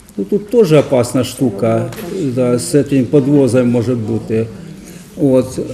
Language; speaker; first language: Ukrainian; native; Ukrainian